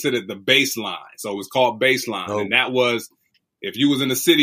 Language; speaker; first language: English; native; English